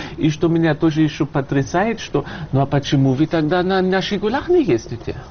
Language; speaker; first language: Russian; non-native, fluent; German